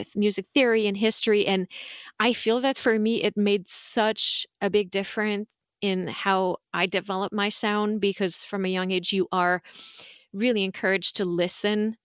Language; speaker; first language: English; non-native, fluent; French